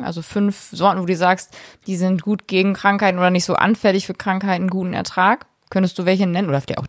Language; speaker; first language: German; native; German